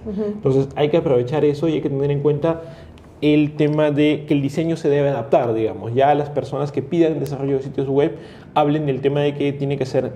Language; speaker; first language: Spanish; native; Spanish